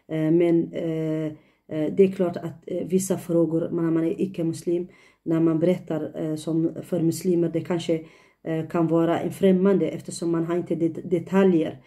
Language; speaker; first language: Swedish; non-native, fluent; Tigrinya